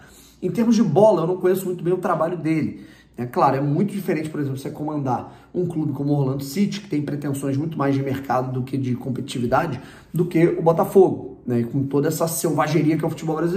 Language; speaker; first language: Portuguese; native; Portuguese